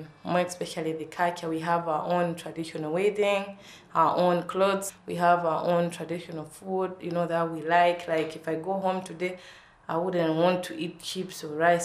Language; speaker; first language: English; non-native, local second language; Nyanja